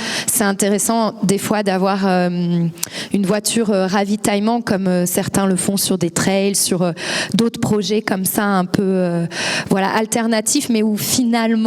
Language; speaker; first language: French; native; French